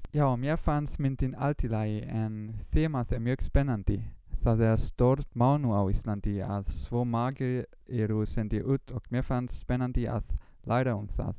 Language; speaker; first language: Icelandic; non-native, learner; German